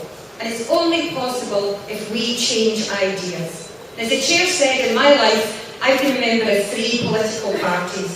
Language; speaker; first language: English; native; English